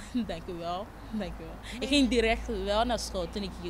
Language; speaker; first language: Dutch; non-native, fluent; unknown